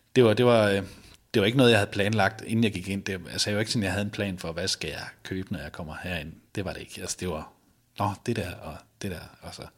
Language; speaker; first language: Danish; native; Danish